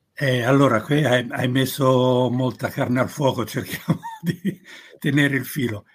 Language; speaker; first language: Italian; native; Italian